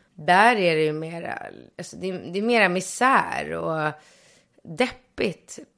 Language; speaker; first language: Swedish; early bilingual, other home language; Polish